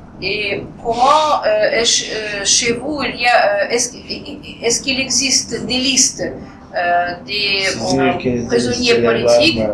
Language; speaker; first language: French; non-native, fluent; Russian